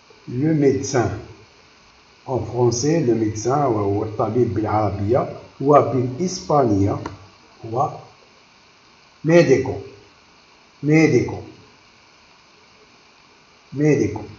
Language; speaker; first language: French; non-native, local second language; Arabic